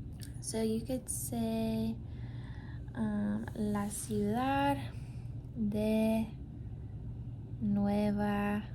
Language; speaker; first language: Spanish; non-native, learner; English